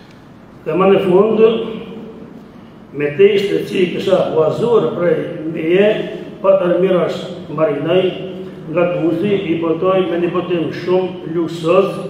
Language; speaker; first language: Albanian; native; Albanian